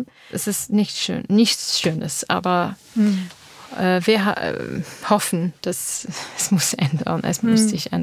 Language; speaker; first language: German; non-native, learner; Armenian